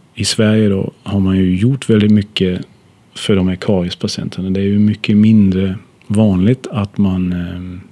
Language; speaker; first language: Swedish; non-native, fluent; German